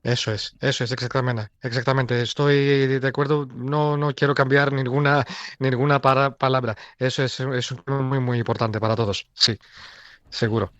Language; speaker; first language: Spanish; non-native, fluent; Greek